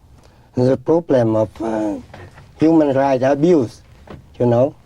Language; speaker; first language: English; non-native, fluent; Vietnamese